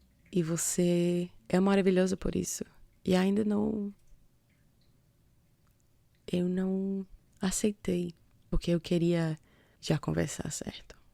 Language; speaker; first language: Portuguese; non-native, fluent; English